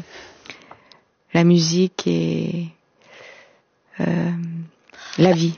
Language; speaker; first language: French; non-native, fluent; Korean